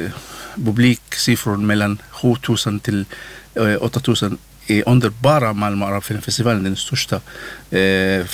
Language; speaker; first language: Swedish; non-native, learner; Arabic